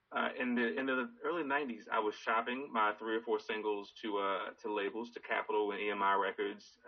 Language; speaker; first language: English; native; English